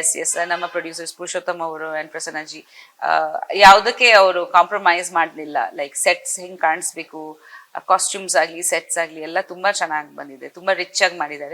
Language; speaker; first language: Kannada; non-native, fluent; Bangla